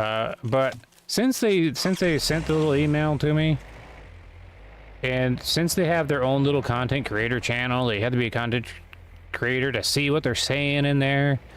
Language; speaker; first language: English; native; English